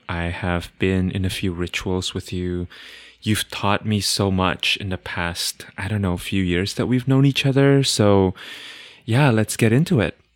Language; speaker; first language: English; non-native, fluent; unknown